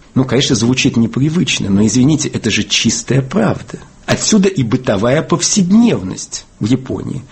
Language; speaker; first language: Russian; native; Russian